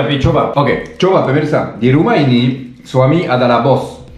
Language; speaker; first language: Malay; non-native, learner; Swiss German